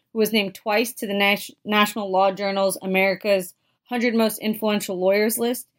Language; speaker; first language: English; native; English